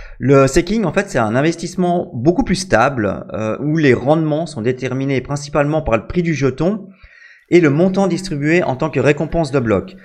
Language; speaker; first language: French; native; French